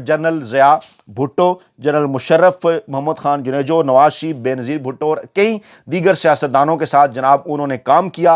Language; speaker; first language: Urdu; native; Urdu